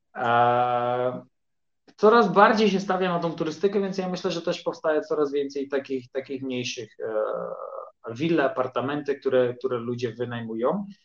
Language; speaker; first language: Polish; early bilingual, heritage; Polish